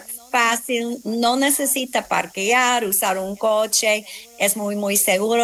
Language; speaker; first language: Spanish; non-native, fluent; English